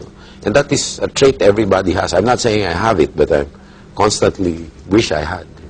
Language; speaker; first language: English; non-native, local second language; Filipino